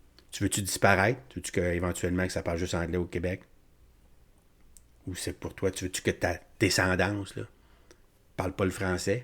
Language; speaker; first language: French; native; French